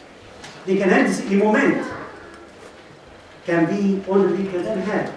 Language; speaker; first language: Swedish; non-native, fluent; Arabic